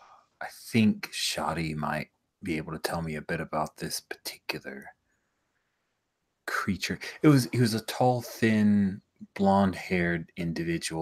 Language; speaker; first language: English; native; English